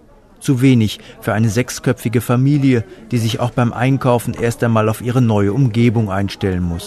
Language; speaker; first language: German; native; German